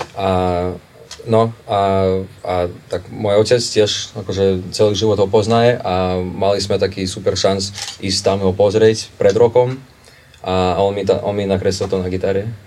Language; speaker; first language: Slovak; non-native, fluent; Russian